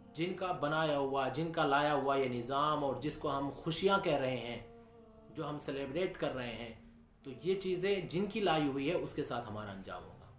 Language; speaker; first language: Urdu; native; Urdu